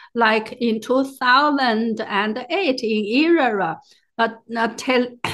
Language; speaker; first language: English; non-native, fluent; Chinese